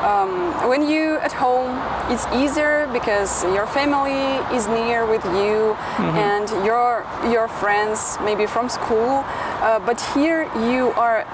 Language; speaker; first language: English; non-native, fluent; Russian